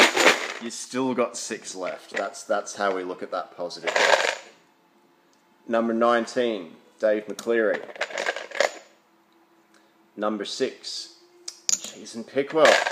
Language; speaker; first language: English; native; English